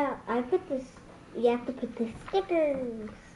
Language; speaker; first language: English; native; English